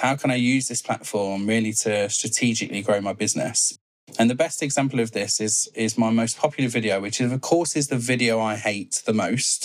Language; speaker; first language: English; native; English